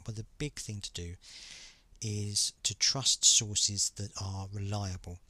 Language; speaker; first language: English; native; English